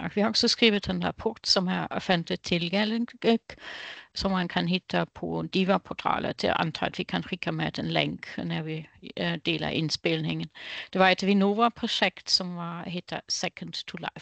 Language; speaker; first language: Swedish; non-native, fluent; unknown